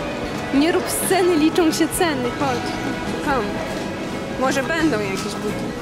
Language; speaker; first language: Polish; native; Polish